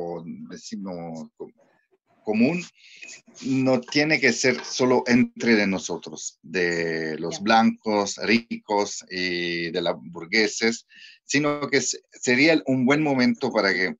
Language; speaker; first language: Spanish; non-native, fluent; Italian